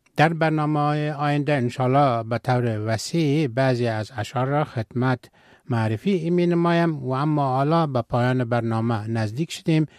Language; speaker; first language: Persian; native; Persian